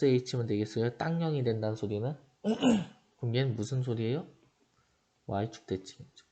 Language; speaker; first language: Korean; native; Korean